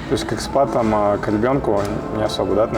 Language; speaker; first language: Russian; native; Russian